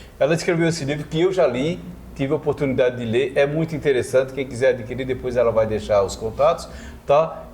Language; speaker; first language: Portuguese; native; Portuguese